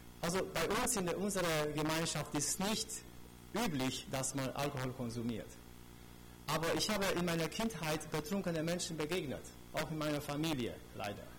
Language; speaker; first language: German; non-native, fluent; Romanian